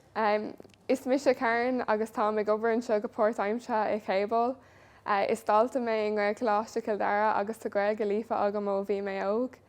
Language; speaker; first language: Irish; non-native, local second language; English